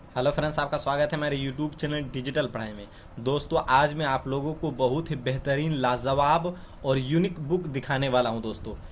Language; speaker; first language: Hindi; native; Hindi